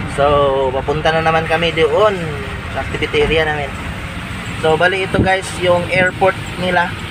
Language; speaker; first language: Filipino; non-native, local second language; Cebuano